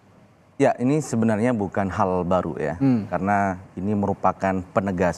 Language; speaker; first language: Indonesian; native; Indonesian